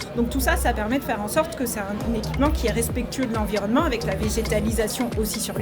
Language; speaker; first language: French; native; French